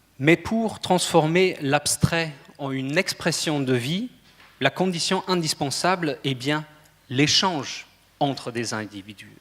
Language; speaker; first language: French; non-native, fluent; German